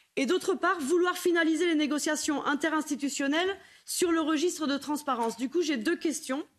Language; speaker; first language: French; native; French